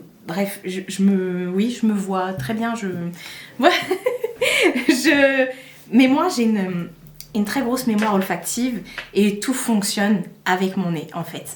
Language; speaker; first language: French; native; French